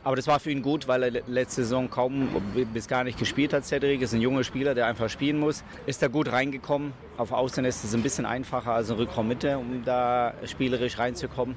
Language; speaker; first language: German; native; German